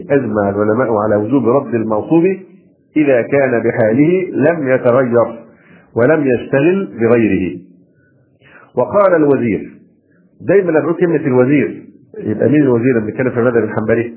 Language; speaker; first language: Arabic; native; Arabic